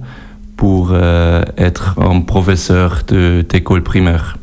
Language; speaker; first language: French; non-native, learner; German